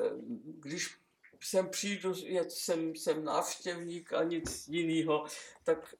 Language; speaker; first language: Czech; non-native, local second language; German